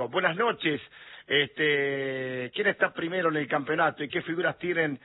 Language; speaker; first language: Spanish; native; Spanish